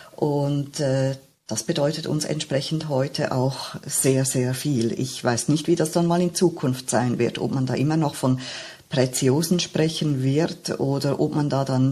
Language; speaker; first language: German; native; German